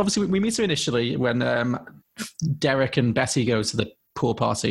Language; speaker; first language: English; native; English